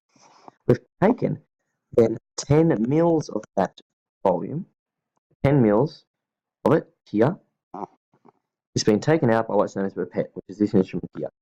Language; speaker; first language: English; native; English